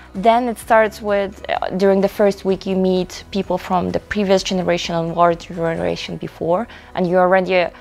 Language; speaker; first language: English; non-native, fluent; Russian